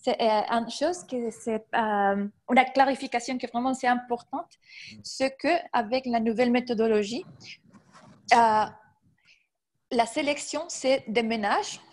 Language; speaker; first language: French; non-native, fluent; Spanish